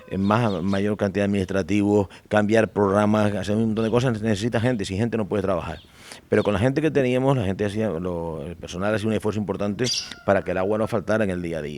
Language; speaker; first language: Spanish; native; Spanish